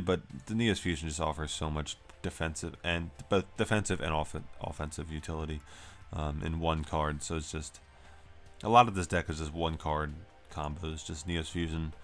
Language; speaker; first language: English; native; English